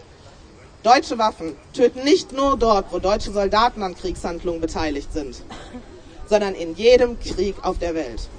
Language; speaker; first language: German; native; German